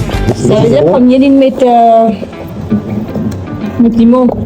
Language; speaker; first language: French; non-native, learner; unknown